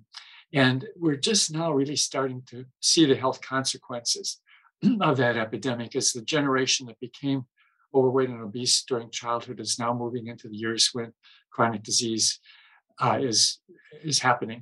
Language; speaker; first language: English; native; English